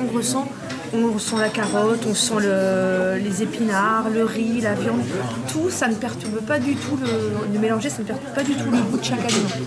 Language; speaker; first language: French; native; French